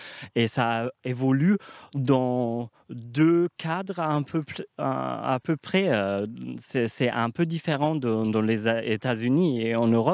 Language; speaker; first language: French; non-native, fluent; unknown